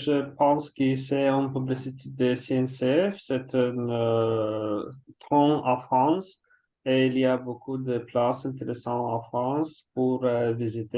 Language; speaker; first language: French; non-native, learner; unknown